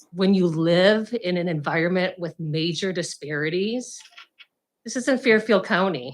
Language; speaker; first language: English; native; English